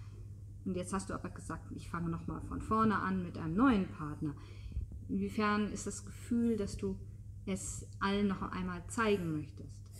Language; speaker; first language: German; native; German